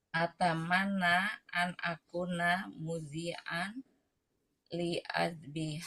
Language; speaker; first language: Arabic; non-native, learner; Indonesian